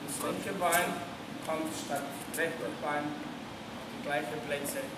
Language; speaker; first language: German; non-native, fluent; Croatian